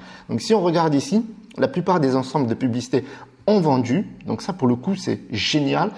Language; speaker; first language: French; native; French